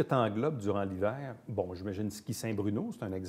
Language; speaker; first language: French; native; French